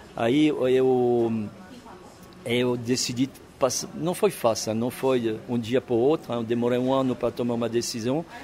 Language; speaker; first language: Portuguese; non-native, fluent; French